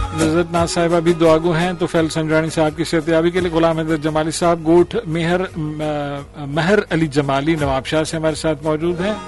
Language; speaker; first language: Urdu; native; Urdu